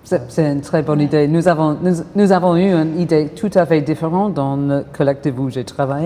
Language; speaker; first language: French; non-native, fluent; English